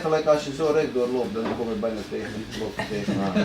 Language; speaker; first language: Dutch; non-native, fluent; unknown